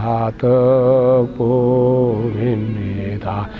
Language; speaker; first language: Korean; native; Korean